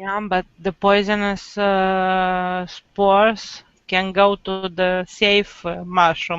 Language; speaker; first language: English; non-native, learner; Romanian